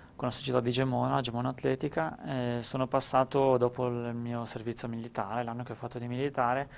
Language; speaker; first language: Italian; native; Italian